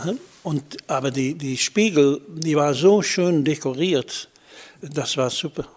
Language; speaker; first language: German; non-native, fluent; Dutch